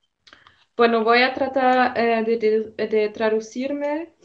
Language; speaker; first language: Spanish; non-native, fluent; German